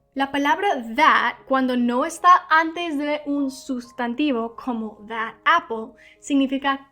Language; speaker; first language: Spanish; non-native, fluent; English